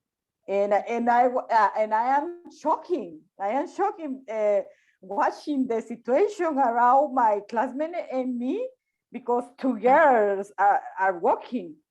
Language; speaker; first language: English; non-native, learner; Spanish